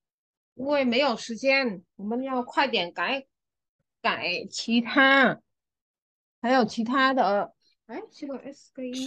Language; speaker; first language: Chinese; non-native, fluent; Vietnamese